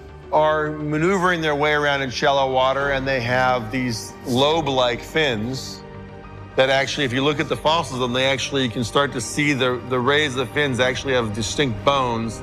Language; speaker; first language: English; native; English